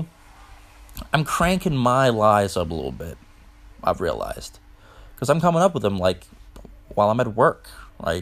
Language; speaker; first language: English; non-native, fluent; Danish